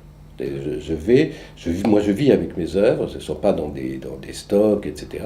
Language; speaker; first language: French; early bilingual, other home language; Romanian